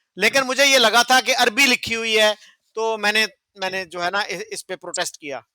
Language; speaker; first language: Urdu; native; Urdu